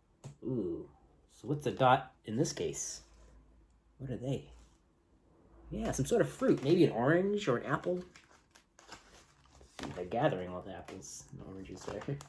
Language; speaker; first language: English; native; English